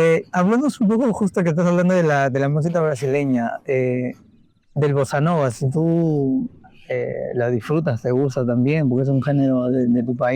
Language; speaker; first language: Spanish; native; Spanish